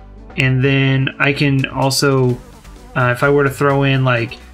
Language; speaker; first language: English; native; English